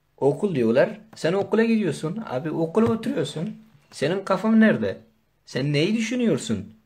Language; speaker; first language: Turkish; non-native, local second language; Kurdish